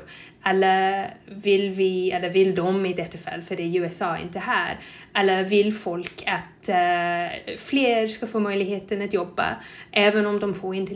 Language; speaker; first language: Swedish; non-native, fluent; English